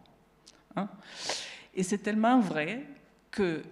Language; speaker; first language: French; non-native, fluent; Italian